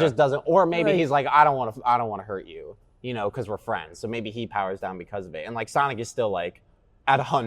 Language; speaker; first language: English; native; English